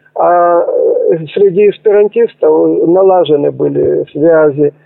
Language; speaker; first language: Russian; native; Russian